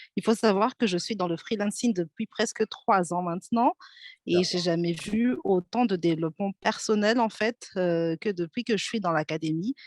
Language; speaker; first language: French; non-native, local second language; Malagasy